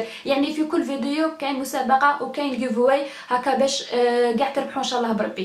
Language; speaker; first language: Arabic; native; Arabic